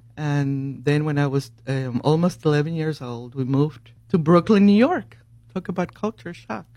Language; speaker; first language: English; early bilingual, other home language; Spanish